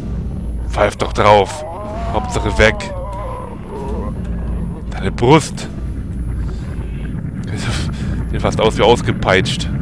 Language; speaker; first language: German; native; German